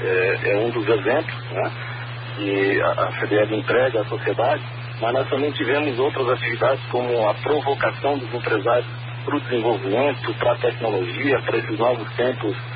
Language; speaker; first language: Portuguese; native; Portuguese